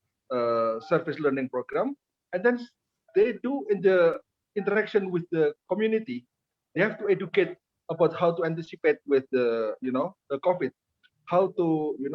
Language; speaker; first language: English; non-native, fluent; Indonesian